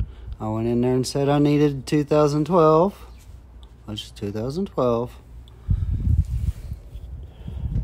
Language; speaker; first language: English; native; English